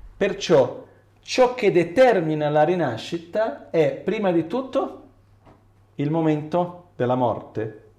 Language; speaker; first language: Italian; non-native, fluent; Portuguese